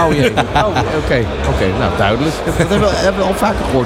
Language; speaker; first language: Dutch; native; Dutch